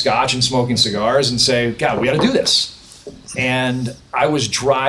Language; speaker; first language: English; native; English